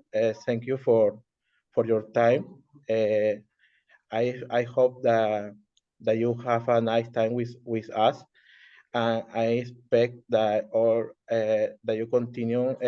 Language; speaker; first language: English; non-native, learner; Spanish